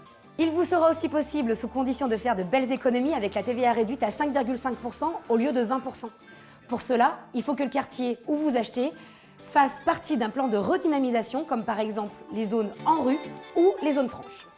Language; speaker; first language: French; native; French